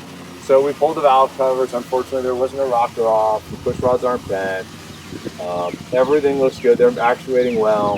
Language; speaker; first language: English; native; English